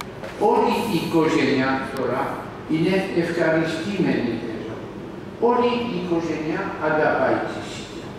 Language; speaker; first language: Greek; non-native, learner; French